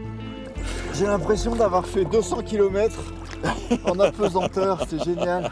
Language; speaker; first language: French; native; French